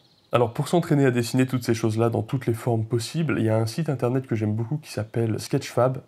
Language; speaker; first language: French; native; French